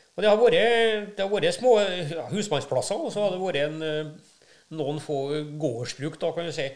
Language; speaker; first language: Norwegian; native; Norwegian